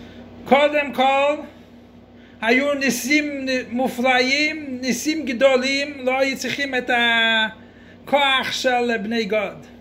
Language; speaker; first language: Hebrew; non-native, fluent; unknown